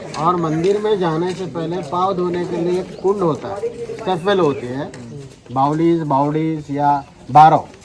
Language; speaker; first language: Hindi; non-native, local second language; Marathi